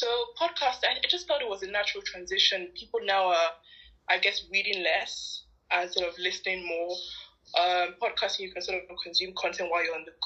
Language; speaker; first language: English; non-native, local second language; Yoruba